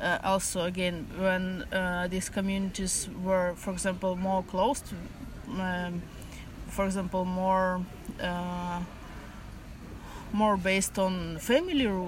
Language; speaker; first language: English; non-native, fluent; Russian